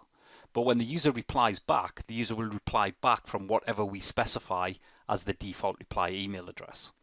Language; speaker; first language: English; native; English